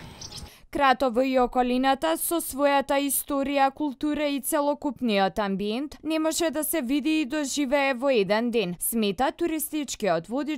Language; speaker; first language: Macedonian; native; Macedonian